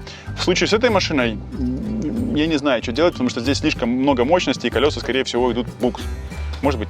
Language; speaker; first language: Russian; native; Russian